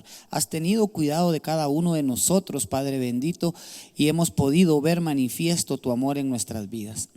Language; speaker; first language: Spanish; native; Spanish